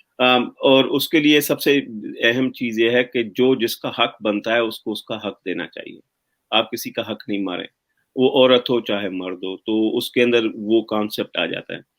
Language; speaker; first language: Urdu; native; Urdu